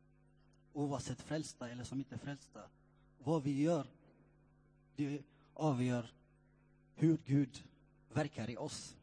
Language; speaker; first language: Swedish; non-native, fluent; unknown